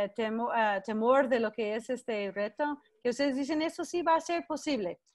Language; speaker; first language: Spanish; non-native, fluent; English